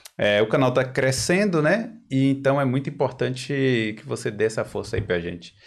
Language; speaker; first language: Portuguese; native; Portuguese